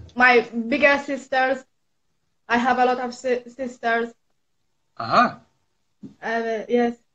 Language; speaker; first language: English; non-native, learner; Arabic